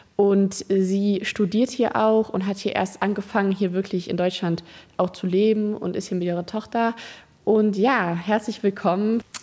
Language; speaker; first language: German; native; German